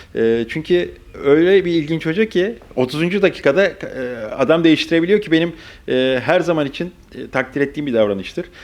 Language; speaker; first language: Turkish; native; Turkish